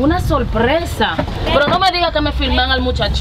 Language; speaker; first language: Spanish; native; Spanish